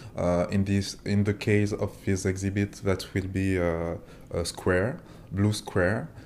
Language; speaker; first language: English; non-native, learner; French